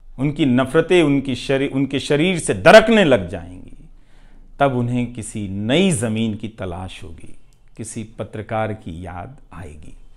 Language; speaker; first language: Hindi; non-native, local second language; Bhojpuri